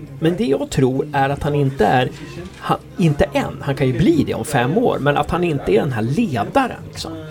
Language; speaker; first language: Swedish; native; Swedish